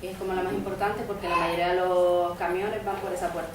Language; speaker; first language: Spanish; native; Spanish